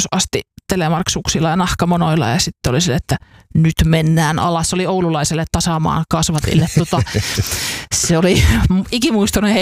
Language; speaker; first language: Finnish; native; Finnish